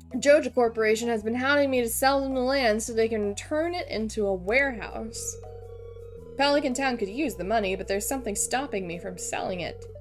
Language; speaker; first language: English; native; English